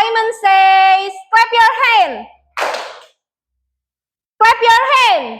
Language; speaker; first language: English; non-native, learner; Indonesian